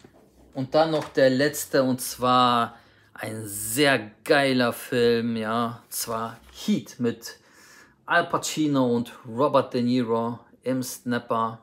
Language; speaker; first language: German; native; German